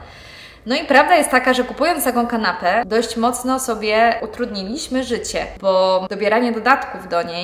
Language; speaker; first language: Polish; native; Polish